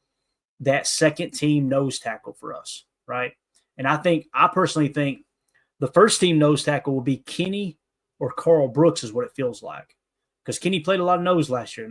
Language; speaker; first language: English; native; English